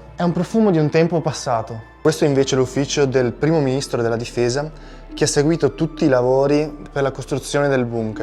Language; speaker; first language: Italian; native; Italian